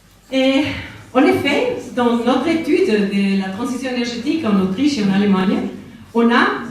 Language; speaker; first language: French; non-native, fluent; Spanish